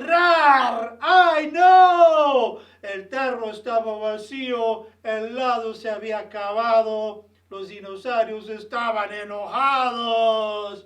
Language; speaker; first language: Spanish; early bilingual, other home language; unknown